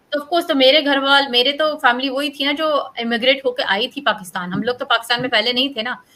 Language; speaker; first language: Urdu; native; Urdu